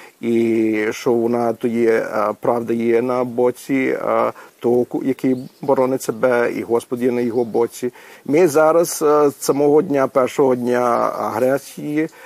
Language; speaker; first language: Ukrainian; early bilingual, heritage; Ukrainian